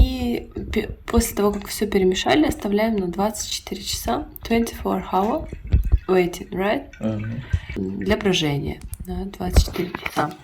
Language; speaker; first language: Russian; non-native, fluent; Ukrainian